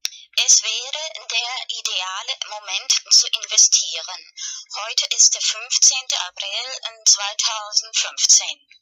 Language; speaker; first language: German; non-native, fluent; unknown